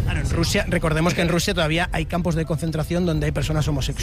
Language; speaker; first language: Spanish; native; Spanish